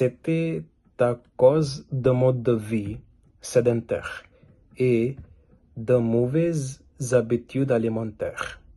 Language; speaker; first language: French; non-native, learner; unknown